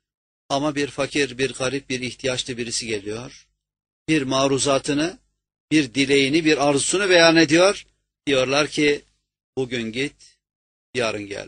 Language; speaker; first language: Turkish; native; Turkish